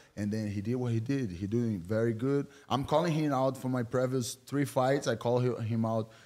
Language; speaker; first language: English; non-native, fluent; Portuguese